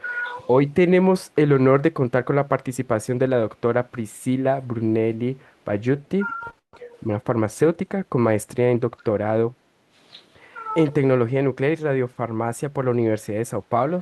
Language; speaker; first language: Spanish; native; Spanish